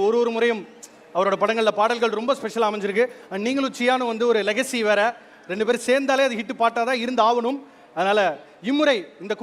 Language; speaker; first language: Tamil; native; Tamil